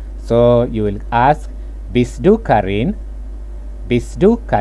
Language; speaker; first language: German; non-native, fluent; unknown